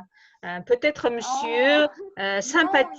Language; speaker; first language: French; non-native, fluent; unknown